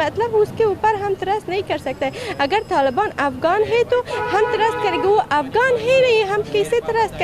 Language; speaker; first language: Hindi; non-native, fluent; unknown